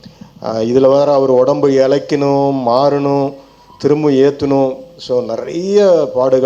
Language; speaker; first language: Tamil; native; Tamil